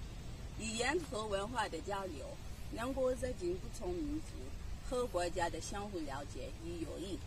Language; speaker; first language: Chinese; non-native, learner; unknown